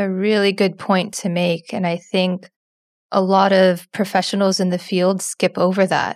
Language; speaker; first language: English; native; English